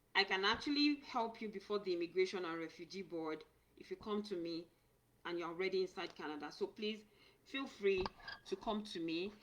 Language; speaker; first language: English; non-native, local second language; Yoruba